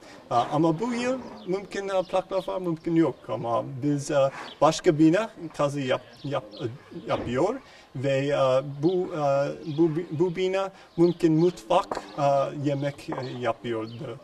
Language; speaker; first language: Turkish; non-native, learner; English